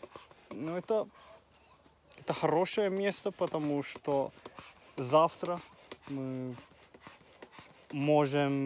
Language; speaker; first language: Russian; non-native, learner; Finnish